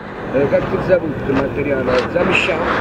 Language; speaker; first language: Russian; non-native, learner; Italian